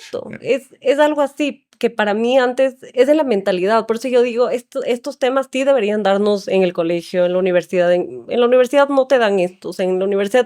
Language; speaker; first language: Spanish; native; Spanish